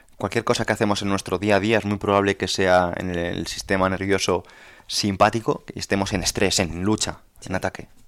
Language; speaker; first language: Spanish; native; Spanish